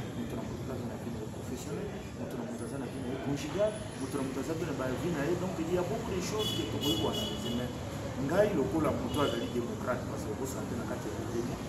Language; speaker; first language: Lingala; native; Lingala